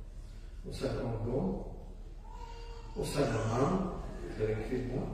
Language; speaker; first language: Swedish; non-native, fluent; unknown